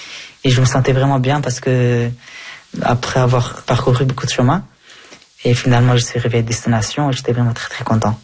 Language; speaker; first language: French; non-native, fluent; Persian